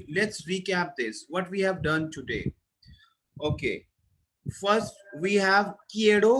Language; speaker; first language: English; non-native, local second language; Hindi